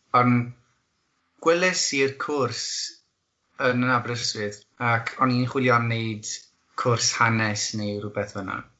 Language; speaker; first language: Welsh; non-native, fluent; English